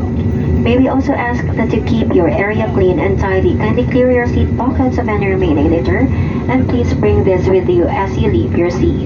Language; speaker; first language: English; non-native, local second language; Filipino